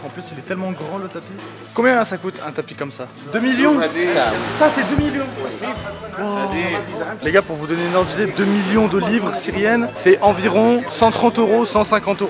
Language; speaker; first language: French; native; French